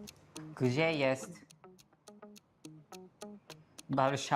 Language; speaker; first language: Polish; non-native, learner; Japanese